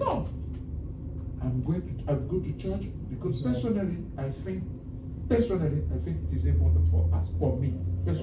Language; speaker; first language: English; non-native, learner; French